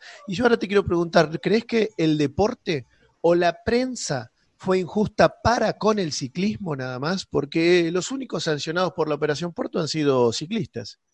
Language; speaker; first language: Spanish; native; Spanish